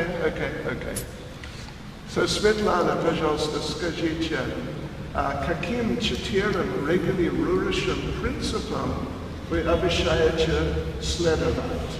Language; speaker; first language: Russian; non-native, learner; English